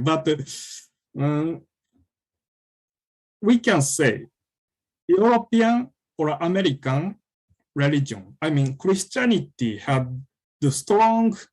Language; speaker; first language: English; non-native, fluent; Japanese